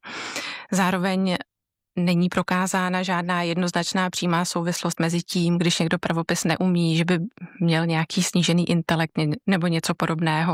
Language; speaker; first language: Czech; native; Czech